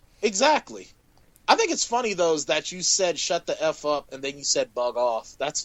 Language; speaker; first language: English; native; English